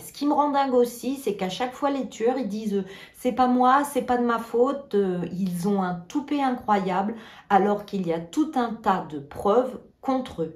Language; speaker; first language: French; native; French